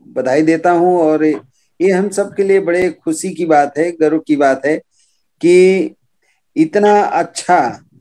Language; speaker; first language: Hindi; native; Hindi